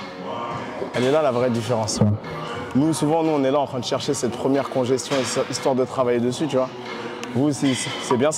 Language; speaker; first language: French; native; French